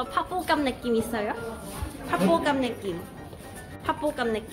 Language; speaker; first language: Korean; non-native, learner; Cantonese